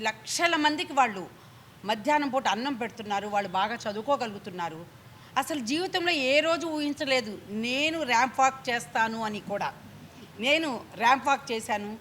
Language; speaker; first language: Telugu; native; Telugu